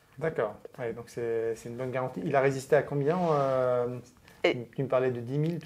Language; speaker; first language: French; native; French